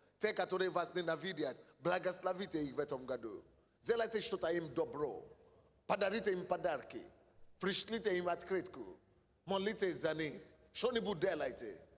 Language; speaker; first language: Russian; non-native, fluent; Yoruba